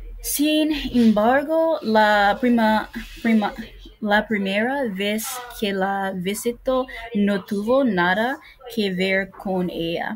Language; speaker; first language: Spanish; non-native, learner; English